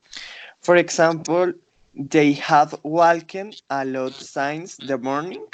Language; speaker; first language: English; non-native, learner; Spanish